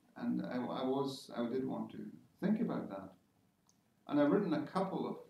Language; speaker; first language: English; native; English